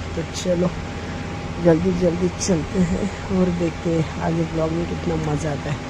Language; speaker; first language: Hindi; non-native, local second language; Marathi